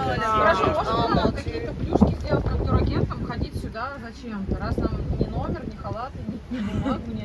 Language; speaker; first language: Russian; native; Russian